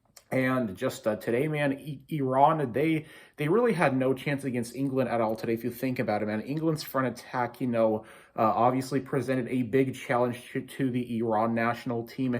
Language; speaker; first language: English; native; English